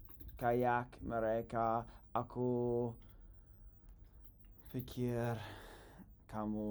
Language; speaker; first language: Indonesian; non-native, learner; English